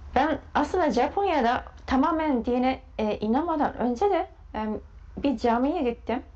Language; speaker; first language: Turkish; non-native, fluent; Japanese